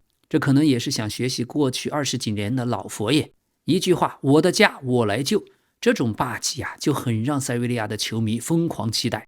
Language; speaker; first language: Chinese; native; Chinese